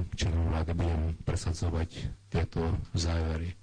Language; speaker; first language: Slovak; non-native, local second language; Hungarian